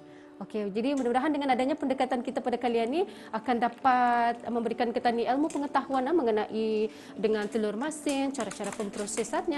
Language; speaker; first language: Malay; native; Malay